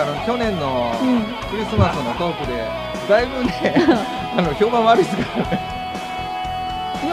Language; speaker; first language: Japanese; native; Japanese